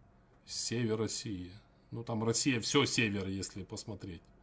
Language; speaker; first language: Russian; native; Russian